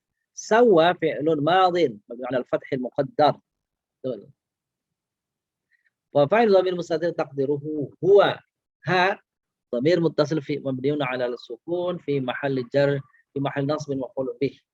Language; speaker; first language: Arabic; non-native, fluent; Indonesian